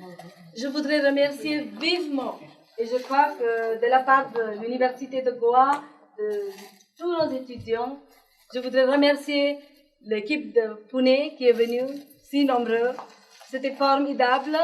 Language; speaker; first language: French; non-native, fluent; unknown